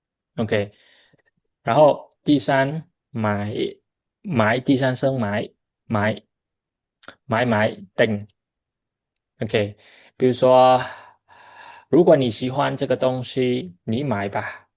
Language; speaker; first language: Chinese; non-native, fluent; Khmer